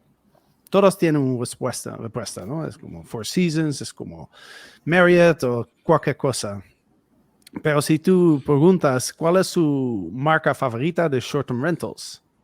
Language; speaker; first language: Spanish; non-native, fluent; Dutch